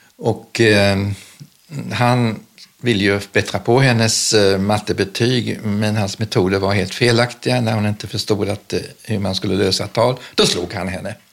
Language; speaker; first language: Swedish; early bilingual, other home language; German